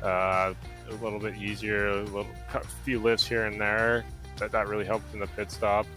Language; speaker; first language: English; native; English